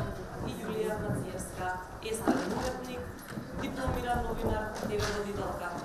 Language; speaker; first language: Macedonian; native; Macedonian